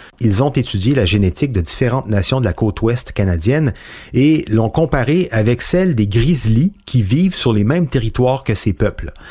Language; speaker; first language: French; native; French